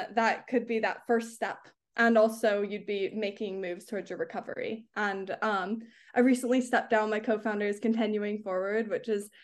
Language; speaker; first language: English; native; English